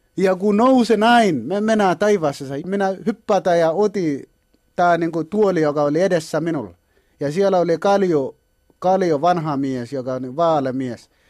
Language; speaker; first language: Finnish; non-native, learner; Kalenjin